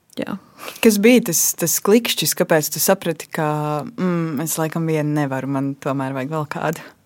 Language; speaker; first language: Latvian; native; Latvian